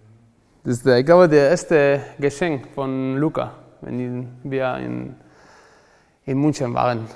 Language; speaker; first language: German; non-native, learner; Spanish